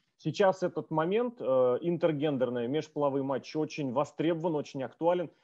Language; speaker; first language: Russian; native; Russian